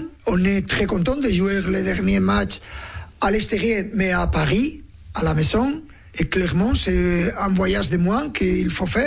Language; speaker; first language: French; non-native, learner; Spanish